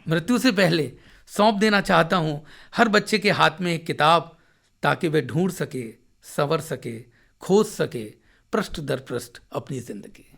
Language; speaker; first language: Hindi; native; Hindi